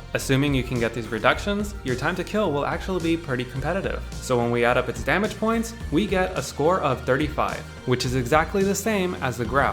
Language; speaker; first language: English; native; English